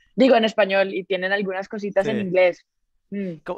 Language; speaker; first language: Spanish; native; Spanish